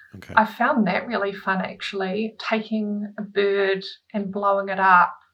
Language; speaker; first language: English; native; English